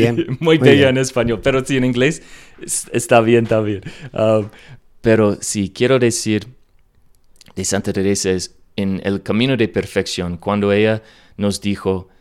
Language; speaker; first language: Spanish; non-native, learner; English